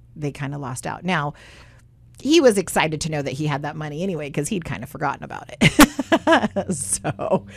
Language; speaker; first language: English; native; English